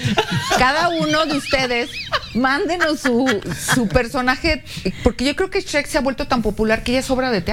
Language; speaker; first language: Spanish; native; Spanish